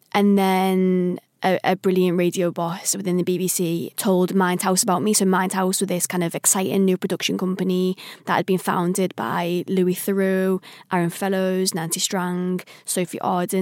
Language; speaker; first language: English; native; English